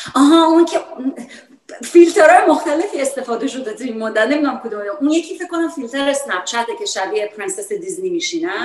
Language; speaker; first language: Persian; early bilingual, heritage; Persian